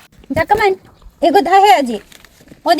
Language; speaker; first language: Korean; non-native, learner; Bangla